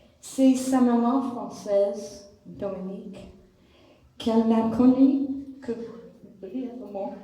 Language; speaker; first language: French; non-native, learner; English